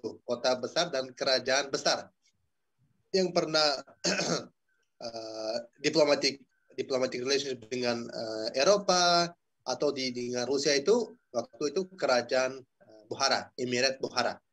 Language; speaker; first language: Indonesian; non-native, fluent; Uzbek